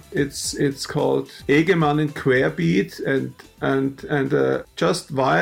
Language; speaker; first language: English; non-native, fluent; German